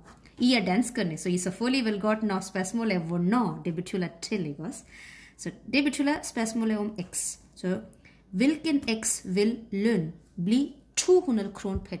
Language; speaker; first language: Danish; non-native, fluent; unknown